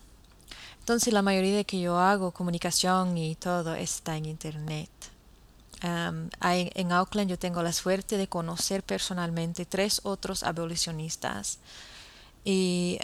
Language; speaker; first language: Spanish; non-native, fluent; English